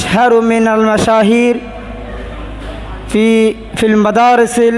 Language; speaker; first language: Arabic; non-native, learner; Rohingya